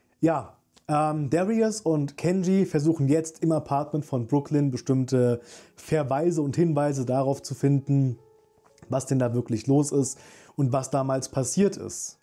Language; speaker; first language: German; native; German